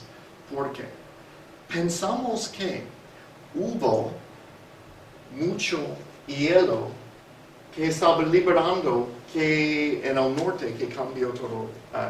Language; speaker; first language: Spanish; non-native, fluent; English